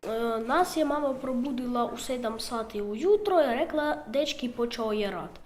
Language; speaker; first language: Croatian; non-native, learner; Ukrainian